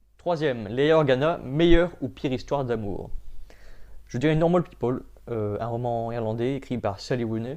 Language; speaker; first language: French; native; French